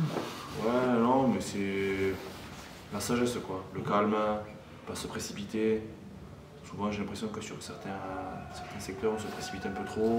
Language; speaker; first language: French; native; French